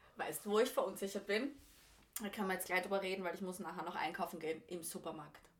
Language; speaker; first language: German; native; German